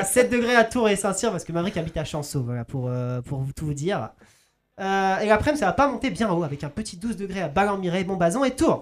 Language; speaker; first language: French; native; French